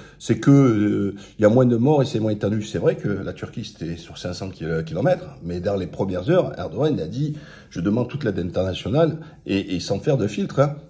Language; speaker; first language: French; early bilingual, other home language; Arabic